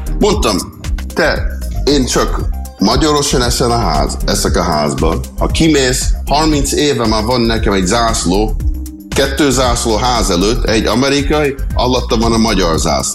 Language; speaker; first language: Hungarian; early bilingual, heritage; English